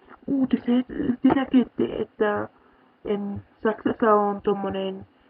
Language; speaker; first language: Finnish; early bilingual, heritage; German